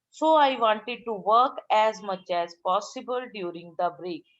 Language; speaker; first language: English; non-native, local second language; Punjabi